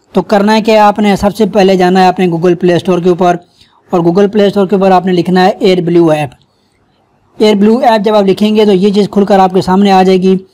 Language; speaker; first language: Urdu; non-native, local second language; Punjabi